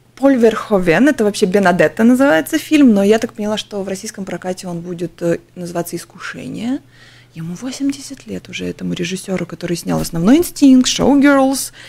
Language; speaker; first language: Russian; native; Russian